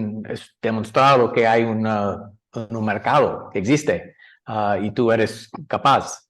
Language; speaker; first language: Spanish; non-native, learner; English